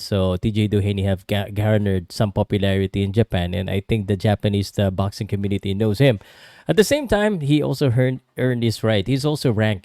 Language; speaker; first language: English; non-native, local second language; Filipino